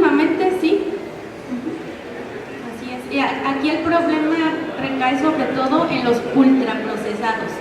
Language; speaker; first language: Spanish; native; Spanish